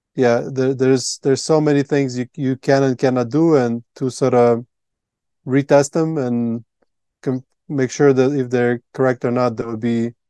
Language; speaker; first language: English; non-native, fluent; Latvian